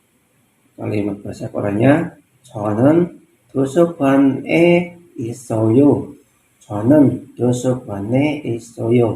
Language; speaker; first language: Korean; non-native, learner; Indonesian